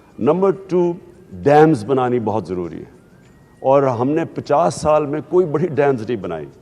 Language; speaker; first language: Urdu; native; Urdu